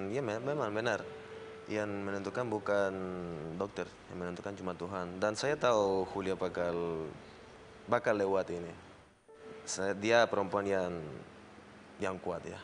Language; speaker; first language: Indonesian; non-native, learner; Spanish